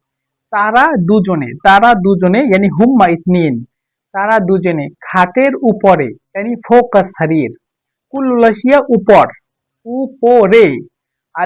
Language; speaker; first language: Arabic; non-native, fluent; Bangla